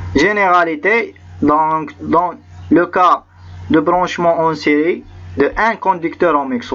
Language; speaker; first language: French; non-native, local second language; Arabic